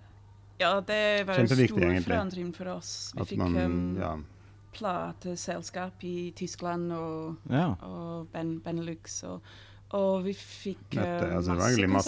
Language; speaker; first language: Swedish; non-native, fluent; English